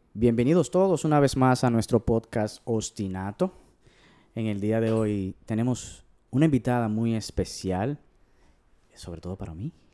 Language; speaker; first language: Spanish; native; Spanish